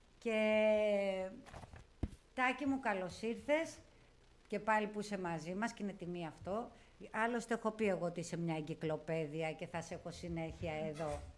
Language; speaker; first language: Greek; native; Greek